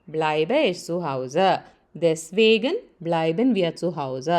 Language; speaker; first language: German; non-native, learner; Malayalam